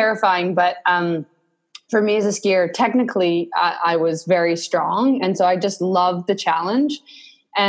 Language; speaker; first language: English; native; English